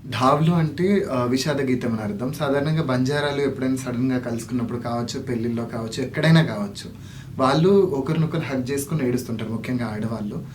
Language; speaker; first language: Telugu; non-native, local second language; Lambadi